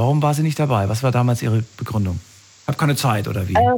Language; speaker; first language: German; native; German